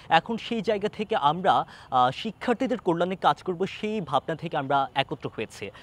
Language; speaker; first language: Bangla; non-native, local second language; Chakma